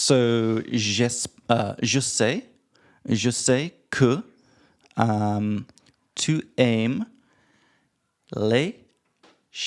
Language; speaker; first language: French; non-native, learner; English